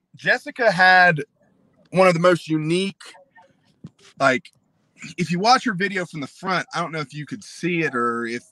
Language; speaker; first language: English; native; English